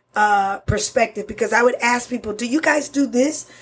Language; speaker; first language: English; early bilingual, other home language; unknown